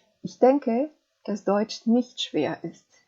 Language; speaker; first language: German; non-native, fluent; French